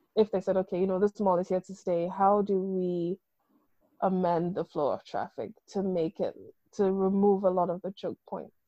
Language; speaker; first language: English; non-native, local second language; Akan